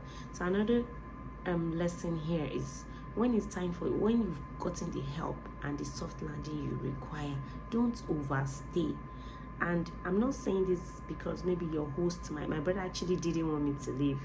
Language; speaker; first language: English; non-native, local second language; Yoruba